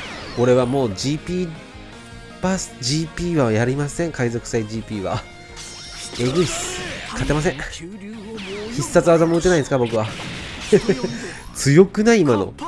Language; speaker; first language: Japanese; native; Japanese